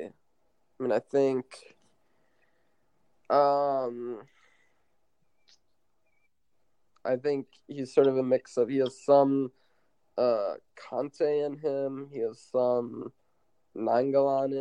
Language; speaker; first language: English; native; English